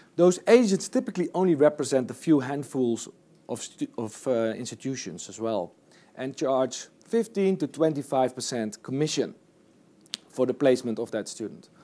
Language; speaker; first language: English; non-native, fluent; Dutch